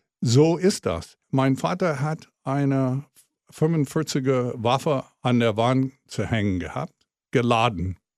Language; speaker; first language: German; non-native, fluent; English